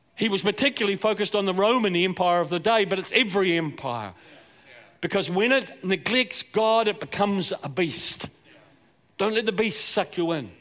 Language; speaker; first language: English; native; English